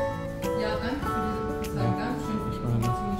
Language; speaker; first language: German; native; German